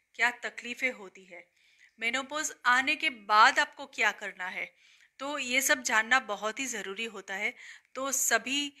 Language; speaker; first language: Hindi; non-native, local second language; Gujarati